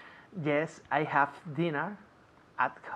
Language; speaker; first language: English; non-native, learner; Spanish